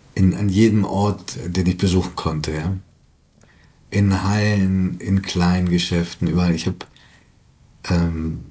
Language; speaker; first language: German; native; German